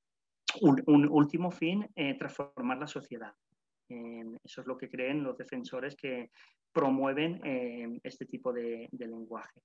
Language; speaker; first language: Spanish; native; Spanish